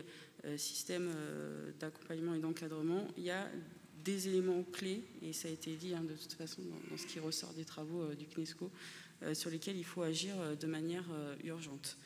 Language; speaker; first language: French; native; French